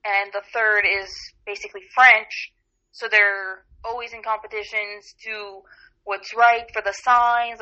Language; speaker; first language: English; non-native, fluent; French